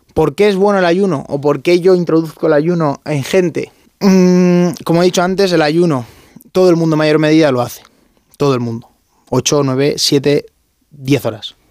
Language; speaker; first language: Spanish; native; Spanish